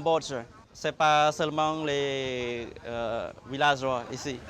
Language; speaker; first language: French; non-native, fluent; Khmer